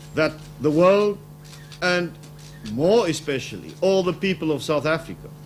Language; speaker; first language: English; non-native, local second language; Afrikaans